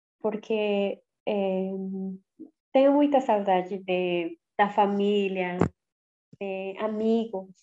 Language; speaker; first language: Portuguese; non-native, learner; Spanish